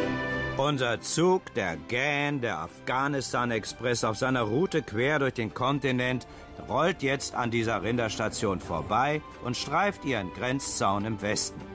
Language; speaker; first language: German; native; German